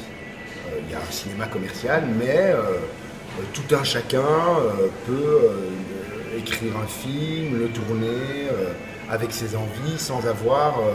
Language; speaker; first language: French; native; French